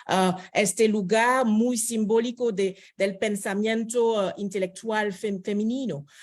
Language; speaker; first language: Spanish; non-native, fluent; French